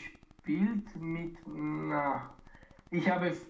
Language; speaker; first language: German; non-native, learner; Romanian